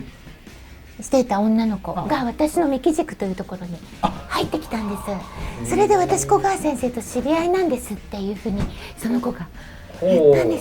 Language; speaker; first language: Japanese; native; Japanese